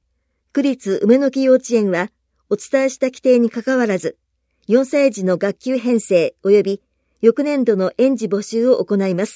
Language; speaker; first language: Japanese; native; Japanese